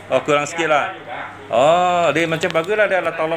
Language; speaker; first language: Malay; non-native, local second language; Chinese